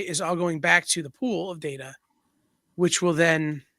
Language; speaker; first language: English; native; English